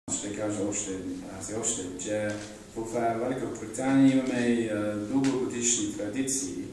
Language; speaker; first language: Bulgarian; non-native, fluent; English